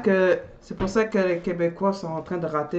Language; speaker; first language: French; native; French